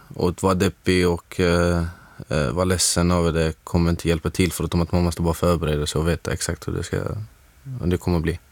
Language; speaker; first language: Swedish; non-native, fluent; Arabic